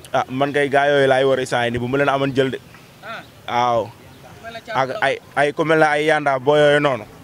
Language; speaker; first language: Wolof; native; Wolof